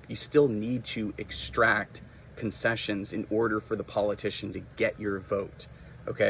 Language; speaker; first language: English; native; English